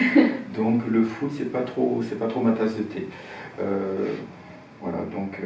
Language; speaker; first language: French; native; French